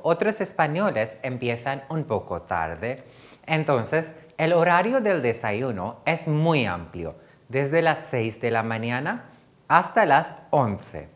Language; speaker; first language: Spanish; non-native, fluent; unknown